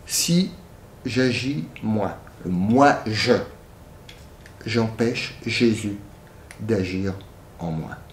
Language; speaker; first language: French; native; French